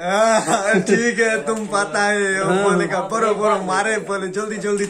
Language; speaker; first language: Hindi; non-native, learner; Bangla